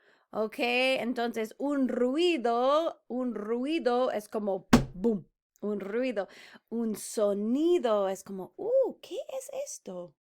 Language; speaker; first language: Spanish; non-native, fluent; English